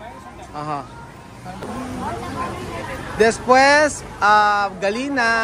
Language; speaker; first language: Spanish; non-native, learner; Filipino